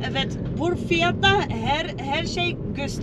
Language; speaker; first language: Turkish; non-native, learner; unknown